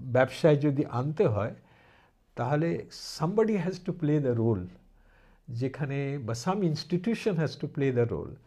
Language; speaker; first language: Bangla; early bilingual, heritage; Bangla